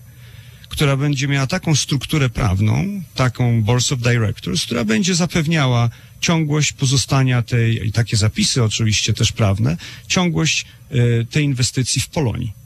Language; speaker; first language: Polish; native; Polish